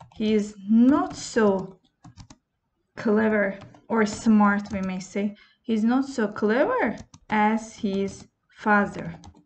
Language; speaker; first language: English; non-native, fluent; Azerbaijani